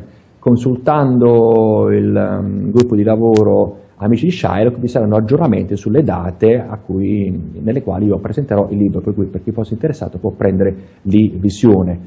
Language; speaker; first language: Italian; native; Italian